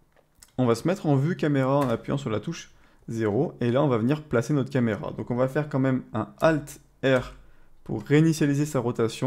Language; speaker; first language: French; native; French